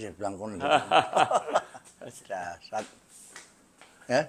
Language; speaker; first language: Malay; non-native, local second language; Javanese